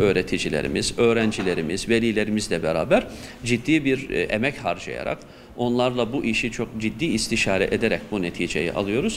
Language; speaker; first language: Turkish; native; Turkish